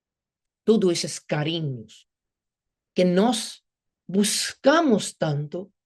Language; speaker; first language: Portuguese; non-native, fluent; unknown